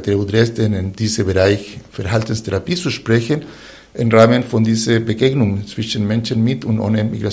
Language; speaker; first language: German; non-native, fluent; Spanish